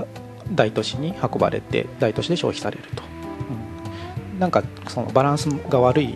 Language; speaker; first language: Japanese; native; Japanese